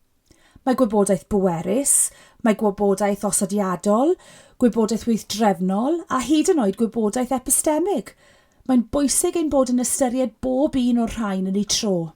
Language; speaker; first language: Welsh; native; Welsh